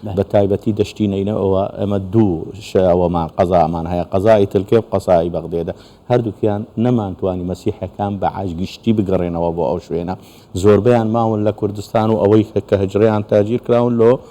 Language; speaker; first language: Central Kurdish; non-native, local second language; Assyrian Neo-Aramaic